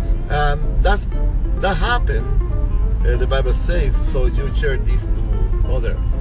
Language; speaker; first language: English; non-native, fluent; Spanish